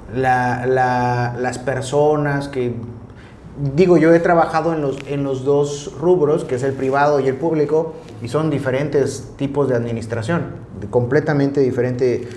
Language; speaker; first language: Spanish; non-native, local second language; Tzotzil